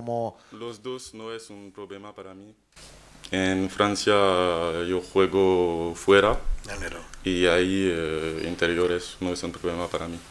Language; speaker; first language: Spanish; non-native, learner; French